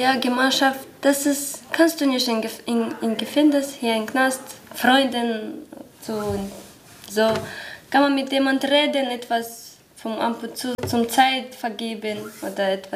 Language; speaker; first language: German; non-native, learner; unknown